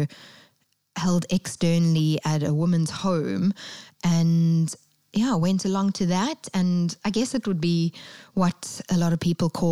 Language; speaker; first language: English; native; English